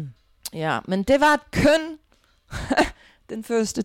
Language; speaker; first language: Danish; non-native, fluent; English